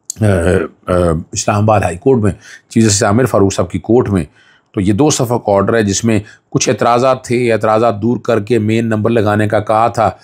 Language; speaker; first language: Urdu; non-native, local second language; Punjabi